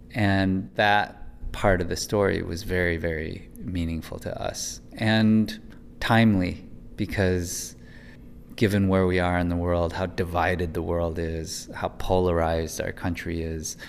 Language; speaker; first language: English; early bilingual, other home language; Chinese